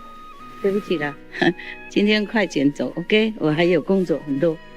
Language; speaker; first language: Chinese; non-native, fluent; Vietnamese